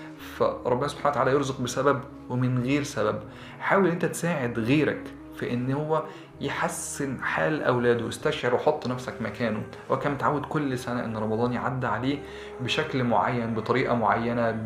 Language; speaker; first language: Arabic; native; Arabic